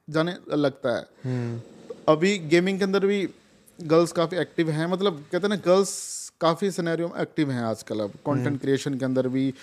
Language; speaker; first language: Hindi; native; Hindi